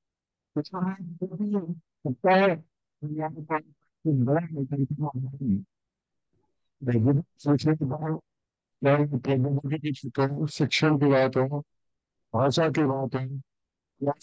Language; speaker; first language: Hindi; native; Hindi